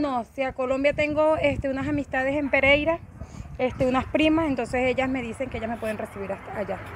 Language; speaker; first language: Spanish; native; Spanish